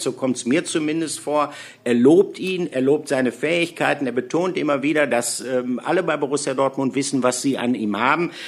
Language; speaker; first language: German; native; German